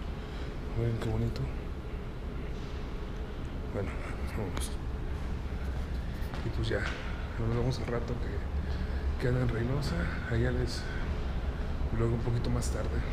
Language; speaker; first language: Spanish; native; Spanish